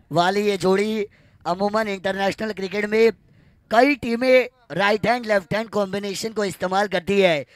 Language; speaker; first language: Hindi; non-native, local second language; Marathi